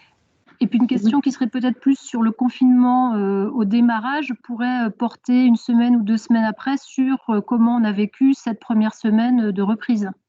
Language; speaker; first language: French; native; French